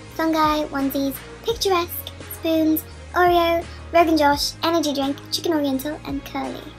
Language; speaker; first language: English; non-native, local second language; Filipino